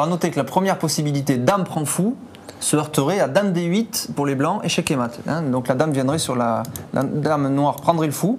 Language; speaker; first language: French; native; French